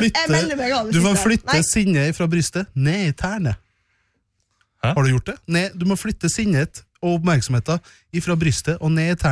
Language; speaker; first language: Norwegian; native; Norwegian